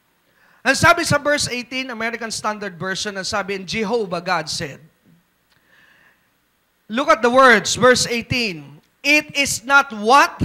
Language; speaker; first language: Filipino; native; Filipino